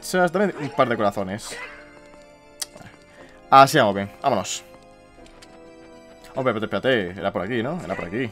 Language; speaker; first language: Spanish; native; Spanish